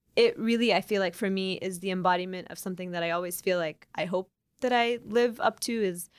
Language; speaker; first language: English; native; English